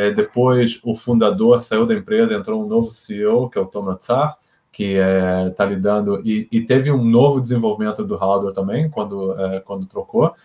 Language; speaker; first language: Portuguese; native; Portuguese